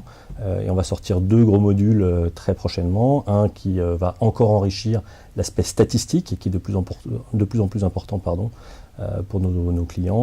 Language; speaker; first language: French; native; French